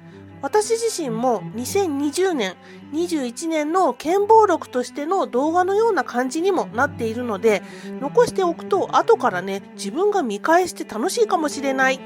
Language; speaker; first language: Japanese; native; Japanese